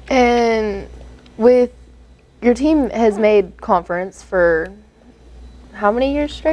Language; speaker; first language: English; native; English